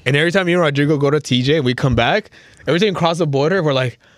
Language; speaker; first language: English; early bilingual, other home language; Spanish